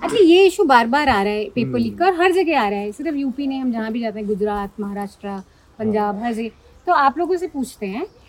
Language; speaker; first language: Hindi; native; Hindi